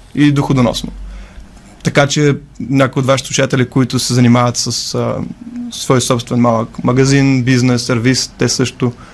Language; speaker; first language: Bulgarian; native; Bulgarian